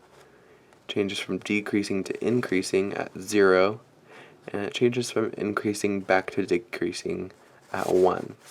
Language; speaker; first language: English; native; English